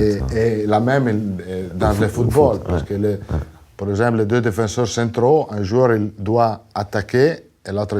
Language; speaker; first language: French; non-native, learner; Italian